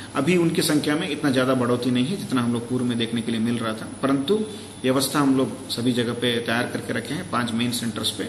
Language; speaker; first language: Hindi; native; Hindi